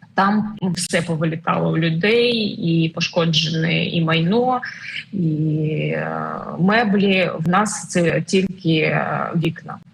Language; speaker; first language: Ukrainian; non-native, local second language; Russian